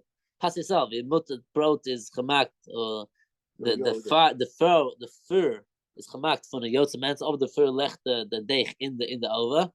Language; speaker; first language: Dutch; non-native, fluent; English